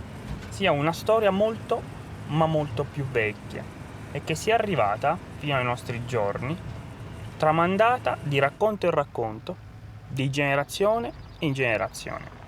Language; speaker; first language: Italian; native; Italian